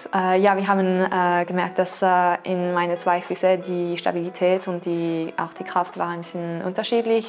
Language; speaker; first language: German; non-native, local second language; French